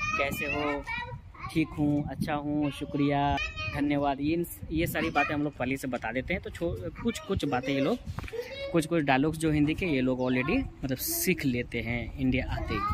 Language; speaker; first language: Hindi; native; Hindi